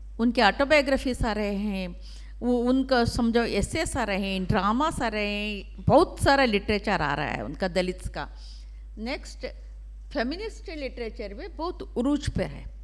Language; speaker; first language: Hindi; non-native, local second language; Urdu